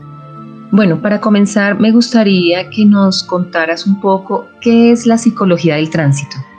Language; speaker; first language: Spanish; native; Spanish